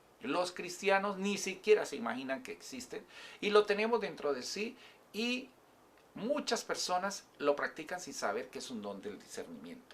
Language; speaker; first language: Spanish; native; Spanish